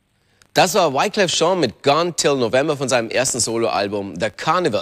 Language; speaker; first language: German; native; German